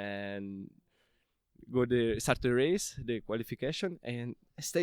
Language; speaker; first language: English; non-native, learner; Italian